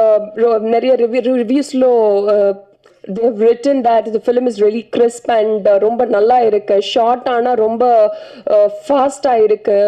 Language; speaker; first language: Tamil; non-native, fluent; Telugu